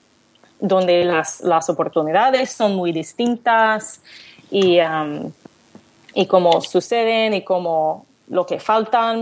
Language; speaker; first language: Spanish; non-native, learner; English